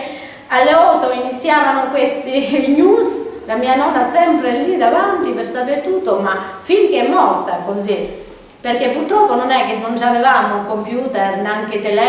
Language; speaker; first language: Italian; non-native, learner; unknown